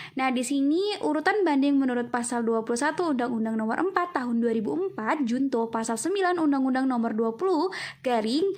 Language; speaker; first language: Indonesian; native; Indonesian